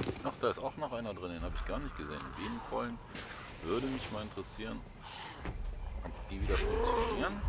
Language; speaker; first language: German; native; German